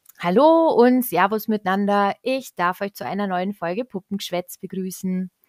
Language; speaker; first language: German; native; German